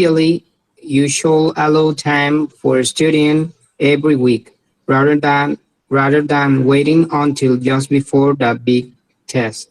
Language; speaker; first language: English; non-native, learner; Spanish